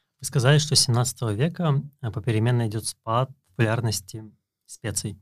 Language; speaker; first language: Russian; native; Russian